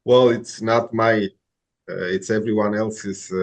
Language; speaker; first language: English; non-native, fluent; Romanian